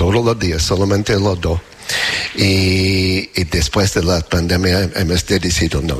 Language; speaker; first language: Spanish; non-native, fluent; English